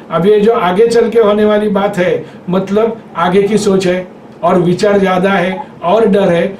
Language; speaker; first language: Hindi; non-native, local second language; Marathi